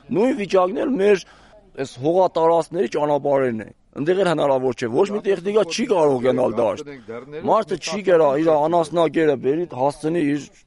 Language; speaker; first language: Armenian; native; Armenian